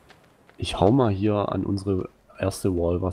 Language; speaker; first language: German; native; German